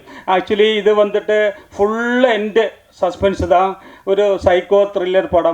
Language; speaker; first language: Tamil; non-native, learner; Malayalam